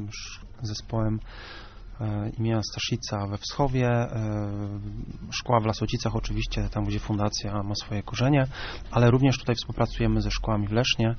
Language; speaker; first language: Polish; native; Polish